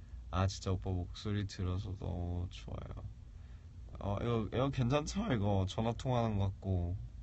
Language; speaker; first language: Korean; early bilingual, heritage; Korean